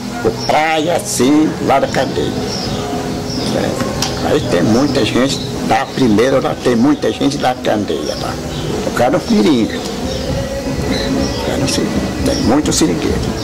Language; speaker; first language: Portuguese; non-native, local second language; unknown